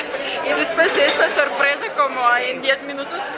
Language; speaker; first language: Spanish; non-native, learner; Russian